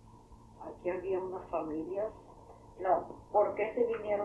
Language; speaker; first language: Spanish; early bilingual, heritage; Spanish